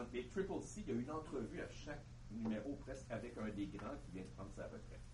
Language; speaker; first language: French; native; French